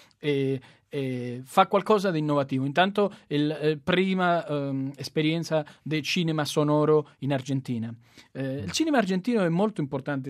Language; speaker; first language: Italian; non-native, fluent; Spanish